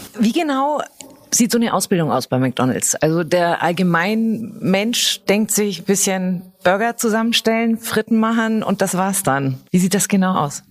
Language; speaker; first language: German; native; German